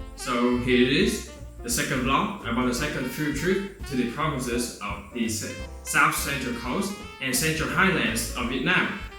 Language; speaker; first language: English; non-native, fluent; Vietnamese